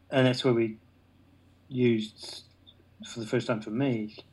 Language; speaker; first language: English; native; English